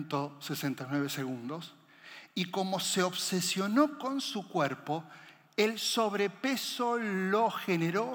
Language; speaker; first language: Spanish; native; Spanish